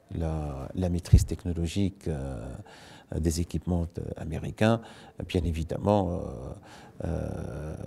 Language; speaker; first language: French; non-native, local second language; Arabic